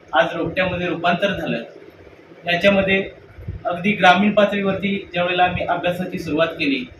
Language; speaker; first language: Marathi; native; Marathi